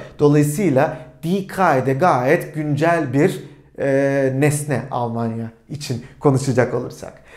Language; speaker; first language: Turkish; native; Turkish